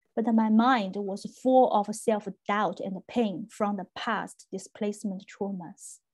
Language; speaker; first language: English; non-native, fluent; Chinese